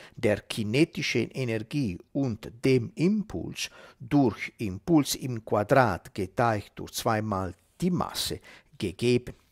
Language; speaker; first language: German; non-native, fluent; Italian